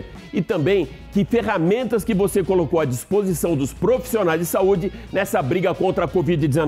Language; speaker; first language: Portuguese; native; Portuguese